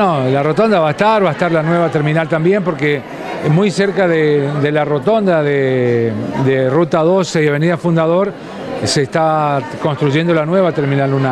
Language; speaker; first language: Spanish; native; Spanish